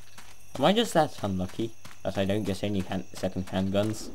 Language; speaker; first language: English; native; English